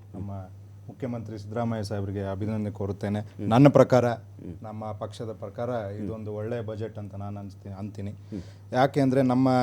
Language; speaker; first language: Kannada; native; Kannada